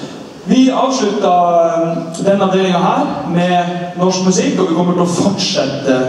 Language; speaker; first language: Norwegian; native; Norwegian